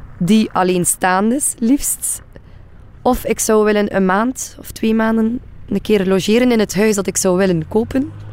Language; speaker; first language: Dutch; native; Dutch